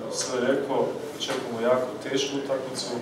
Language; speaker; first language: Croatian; early bilingual, heritage; Croatian